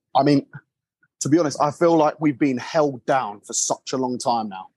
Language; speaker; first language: English; native; English